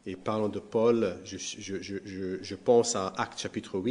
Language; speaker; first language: French; non-native, fluent; English